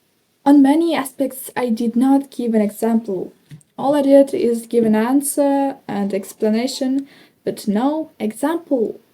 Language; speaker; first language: English; non-native, fluent; Ukrainian